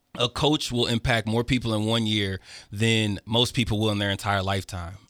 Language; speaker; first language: English; native; English